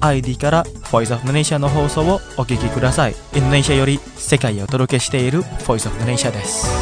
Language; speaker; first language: Japanese; non-native, fluent; Indonesian